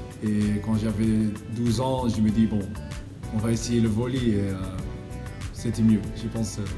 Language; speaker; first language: French; non-native, learner; Dutch